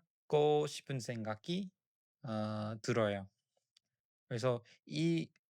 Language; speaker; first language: Korean; non-native, learner; English